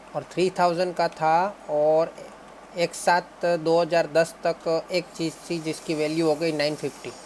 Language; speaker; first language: Hindi; non-native, local second language; Gujarati